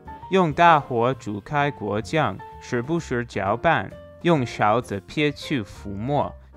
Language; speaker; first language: Chinese; non-native, fluent; English